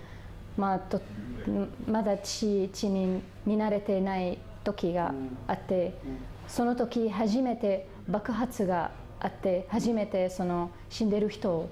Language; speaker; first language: Japanese; non-native, fluent; Arabic